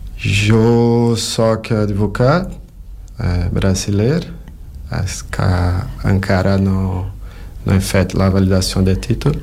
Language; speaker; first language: Catalan; non-native, learner; Portuguese